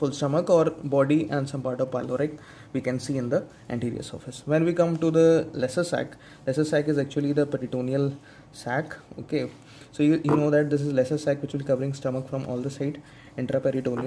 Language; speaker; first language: English; non-native, local second language; Hindi